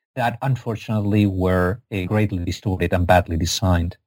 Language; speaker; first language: English; non-native, fluent; Spanish